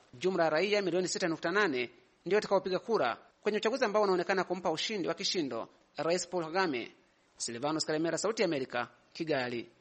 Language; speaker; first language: Swahili; non-native, local second language; Kinyarwanda